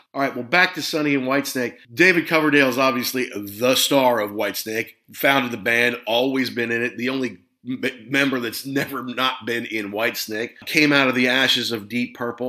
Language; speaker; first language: English; native; English